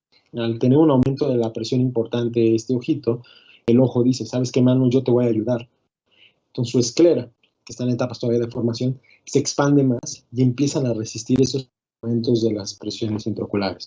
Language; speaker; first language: Spanish; native; Spanish